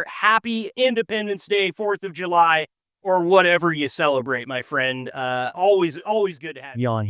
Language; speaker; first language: English; native; English